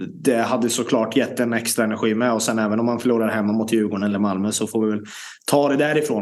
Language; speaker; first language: Swedish; native; Swedish